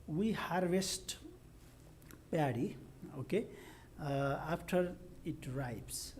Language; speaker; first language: English; non-native, local second language; Nepali